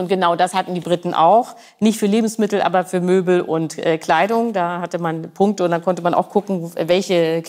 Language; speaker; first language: German; native; German